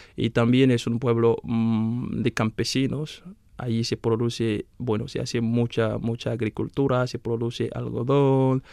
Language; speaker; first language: Spanish; non-native, fluent; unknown